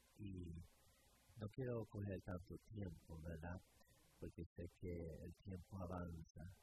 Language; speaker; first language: Spanish; early bilingual, heritage; English